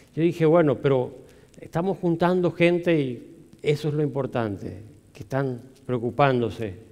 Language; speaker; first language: Spanish; native; Spanish